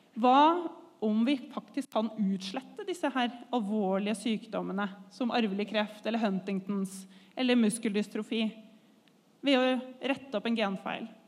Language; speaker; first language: Norwegian; native; Norwegian